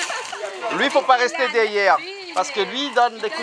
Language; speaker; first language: French; native; French